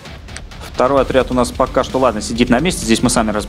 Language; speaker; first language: Russian; native; Russian